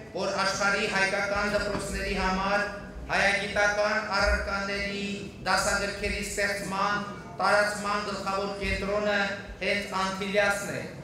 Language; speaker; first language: Armenian; native; Armenian